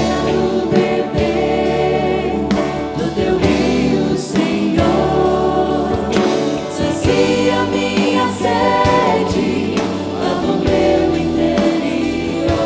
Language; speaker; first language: Portuguese; native; Portuguese